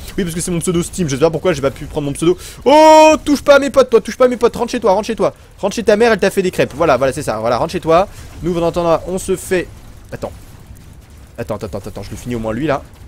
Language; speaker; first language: French; native; French